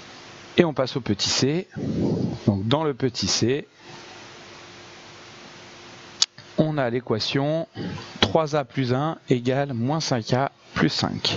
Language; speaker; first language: French; native; French